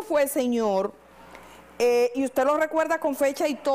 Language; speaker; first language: Spanish; native; Spanish